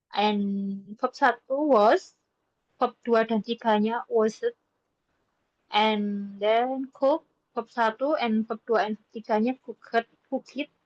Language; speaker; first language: English; non-native, learner; Indonesian